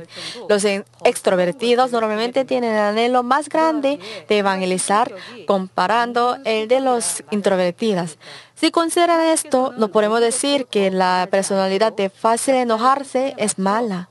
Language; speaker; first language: Spanish; non-native, learner; Korean